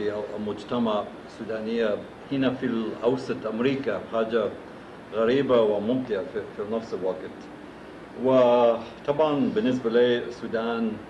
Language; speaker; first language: Arabic; non-native, fluent; English